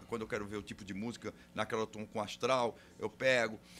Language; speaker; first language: Portuguese; native; Portuguese